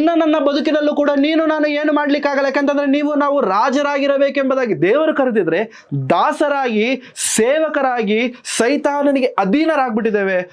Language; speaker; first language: Kannada; non-native, local second language; Telugu